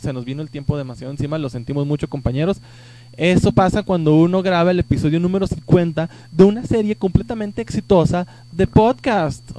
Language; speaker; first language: Spanish; native; Spanish